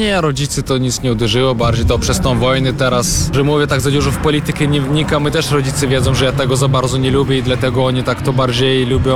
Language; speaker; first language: Polish; non-native, fluent; Russian